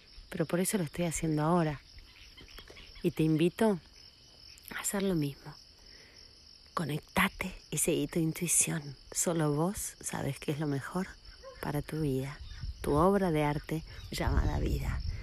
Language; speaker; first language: Spanish; native; Spanish